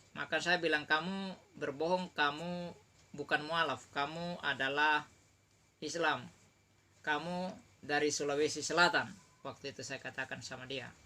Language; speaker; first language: Indonesian; native; Indonesian